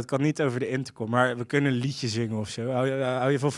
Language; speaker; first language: Dutch; native; Dutch